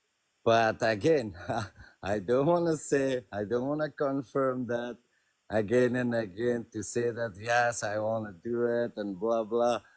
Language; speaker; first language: English; non-native, fluent; Persian